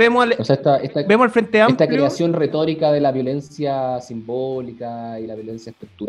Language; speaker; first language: Spanish; native; Spanish